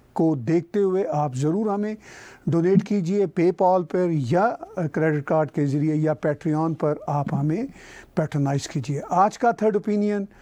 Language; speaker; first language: Urdu; non-native, local second language; Punjabi